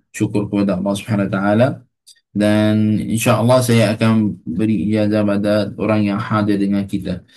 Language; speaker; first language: Malay; native; Malay